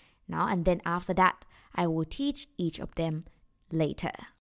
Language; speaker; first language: English; non-native, fluent; Thai